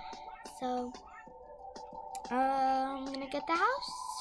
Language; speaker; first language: English; native; English